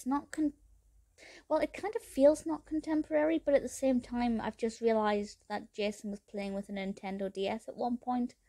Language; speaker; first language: English; native; English